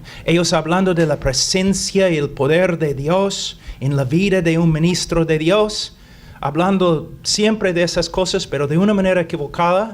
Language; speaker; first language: Spanish; non-native, fluent; English